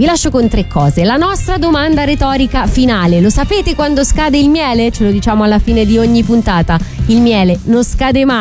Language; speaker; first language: Italian; native; Italian